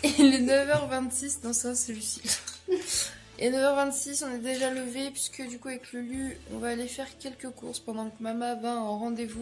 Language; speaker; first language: French; native; French